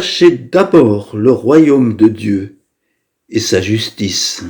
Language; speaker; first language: French; native; French